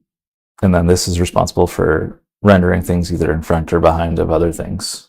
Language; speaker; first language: English; native; English